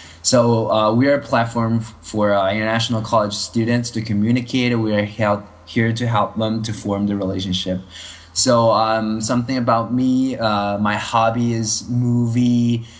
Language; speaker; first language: English; non-native, fluent; Chinese